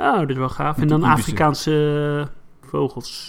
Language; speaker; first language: Dutch; native; Dutch